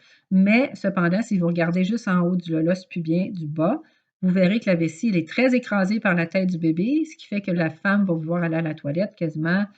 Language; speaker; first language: French; native; French